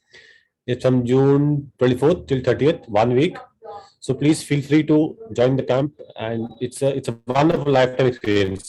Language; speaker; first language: English; non-native, local second language; Hindi